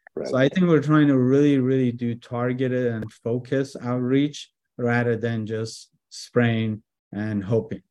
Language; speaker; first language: English; early bilingual, other home language; Persian